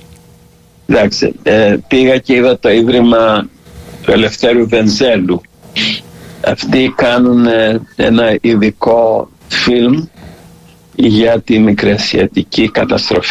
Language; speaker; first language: Greek; early bilingual, heritage; Greek